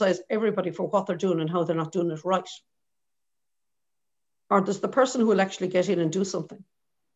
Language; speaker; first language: English; native; English